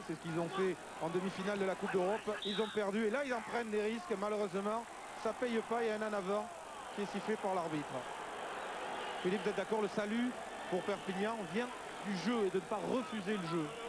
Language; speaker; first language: French; native; French